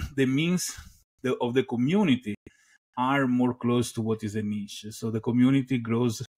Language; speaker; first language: English; non-native, fluent; Italian